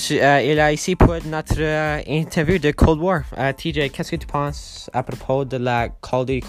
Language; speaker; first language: French; non-native, learner; English